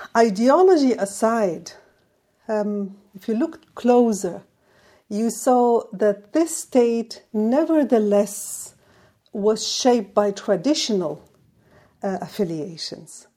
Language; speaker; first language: English; non-native, fluent; Arabic